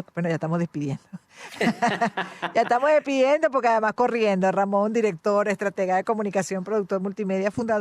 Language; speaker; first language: Spanish; native; Spanish